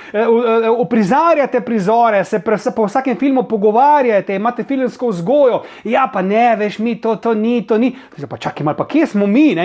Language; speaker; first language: Slovenian; native; Slovenian